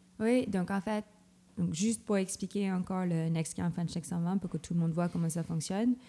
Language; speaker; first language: French; non-native, fluent; Filipino